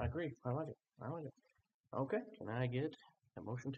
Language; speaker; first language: English; native; English